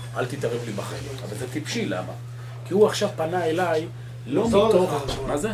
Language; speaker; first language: Hebrew; native; Hebrew